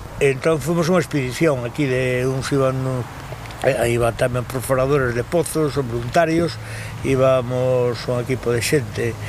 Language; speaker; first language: Galician; native; Galician